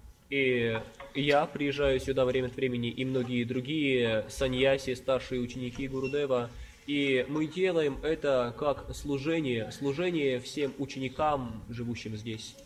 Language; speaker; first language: Russian; native; Russian